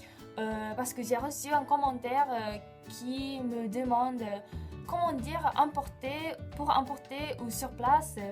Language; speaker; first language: French; non-native, fluent; Japanese